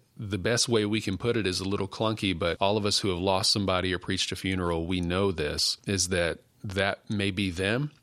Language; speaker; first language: English; native; English